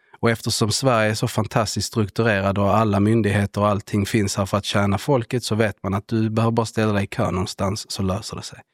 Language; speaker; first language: Swedish; early bilingual, other home language; Spanish